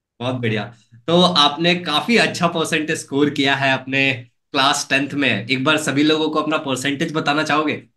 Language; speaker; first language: Hindi; native; Hindi